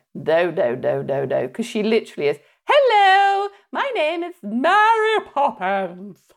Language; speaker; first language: English; native; English